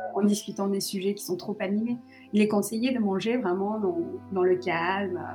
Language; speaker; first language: French; early bilingual, other home language; Sinhala